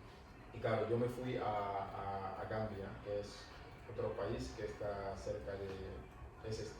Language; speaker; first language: Spanish; non-native, fluent; Wolof